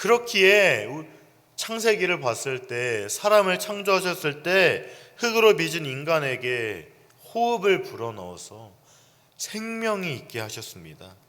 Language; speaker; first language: Korean; native; Korean